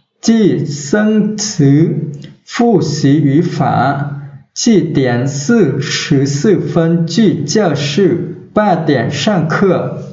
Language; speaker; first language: Chinese; non-native, fluent; Vietnamese